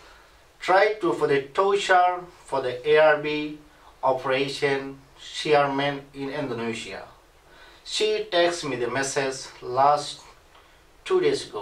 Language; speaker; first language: English; non-native, learner; Rohingya